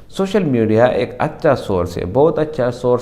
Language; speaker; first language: Hindi; native; Hindi